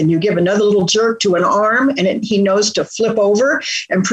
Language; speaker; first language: English; native; English